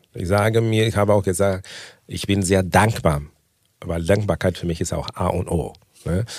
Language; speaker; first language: German; non-native, fluent; Portuguese